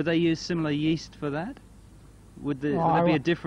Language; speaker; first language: English; native; English